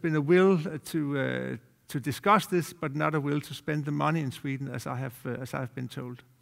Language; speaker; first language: English; non-native, fluent; Danish